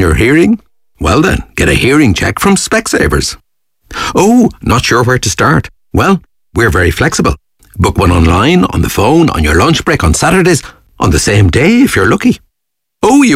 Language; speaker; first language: English; native; English